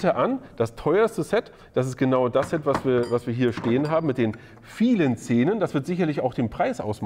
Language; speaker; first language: German; native; German